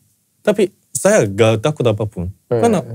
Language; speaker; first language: Indonesian; non-native, fluent; Korean